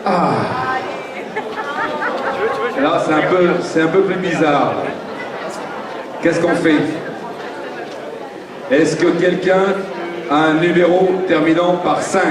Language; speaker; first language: French; native; French